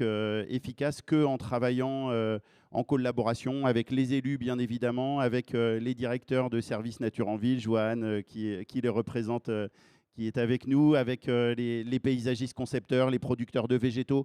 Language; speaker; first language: French; native; French